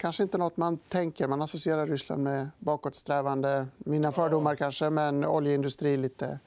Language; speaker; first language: Swedish; native; Swedish